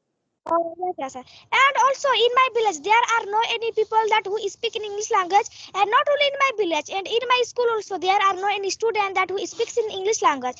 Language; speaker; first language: English; non-native, learner; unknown